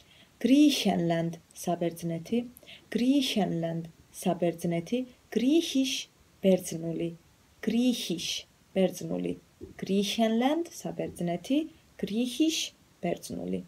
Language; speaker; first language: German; non-native, fluent; Georgian